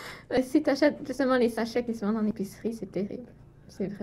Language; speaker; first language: French; native; French